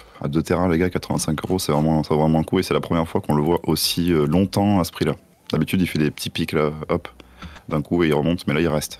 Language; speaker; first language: French; native; French